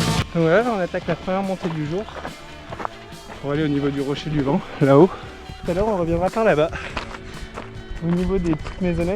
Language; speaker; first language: French; native; French